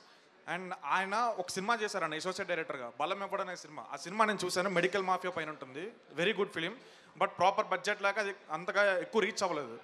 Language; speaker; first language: Telugu; native; Telugu